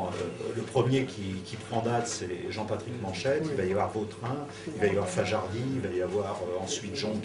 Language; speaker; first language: French; native; French